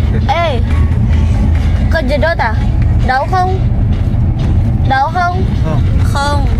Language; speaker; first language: Vietnamese; non-native, learner; Indonesian